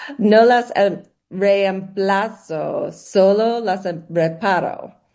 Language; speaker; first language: Spanish; non-native, learner; English